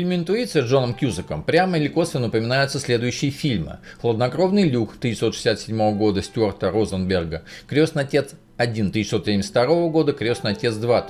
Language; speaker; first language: Russian; native; Russian